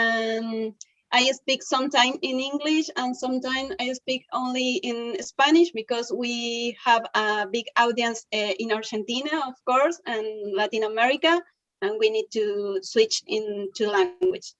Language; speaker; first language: English; non-native, learner; Spanish